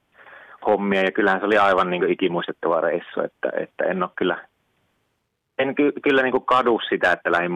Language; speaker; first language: Finnish; native; Finnish